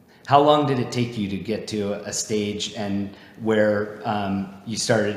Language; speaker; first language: English; native; English